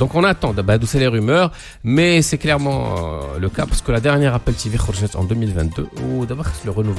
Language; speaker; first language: French; non-native, local second language; Arabic